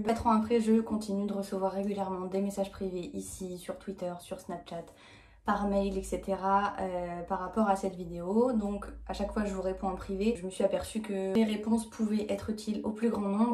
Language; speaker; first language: French; native; French